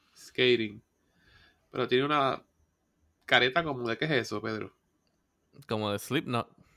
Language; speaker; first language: Spanish; native; Spanish